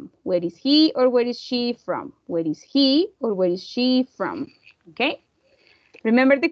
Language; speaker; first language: English; non-native, fluent; Spanish